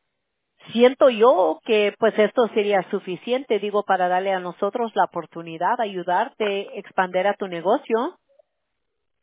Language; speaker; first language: Spanish; early bilingual, heritage; Spanish